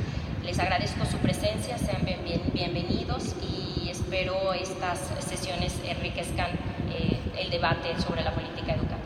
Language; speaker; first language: Spanish; native; Spanish